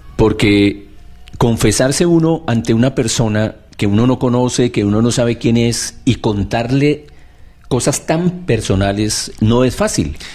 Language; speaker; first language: Spanish; native; Spanish